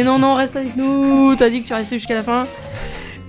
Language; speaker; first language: French; native; French